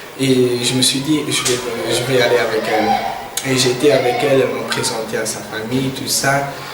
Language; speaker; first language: French; non-native, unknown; Persian